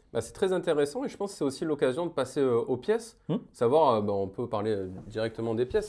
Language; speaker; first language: French; native; French